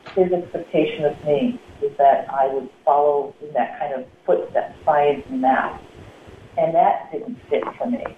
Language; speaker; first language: English; native; English